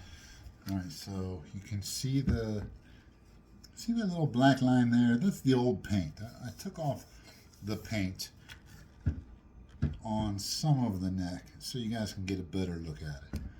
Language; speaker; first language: English; native; English